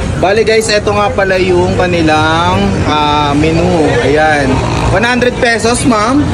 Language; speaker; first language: Filipino; native; Filipino